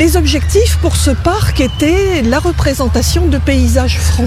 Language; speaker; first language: French; native; French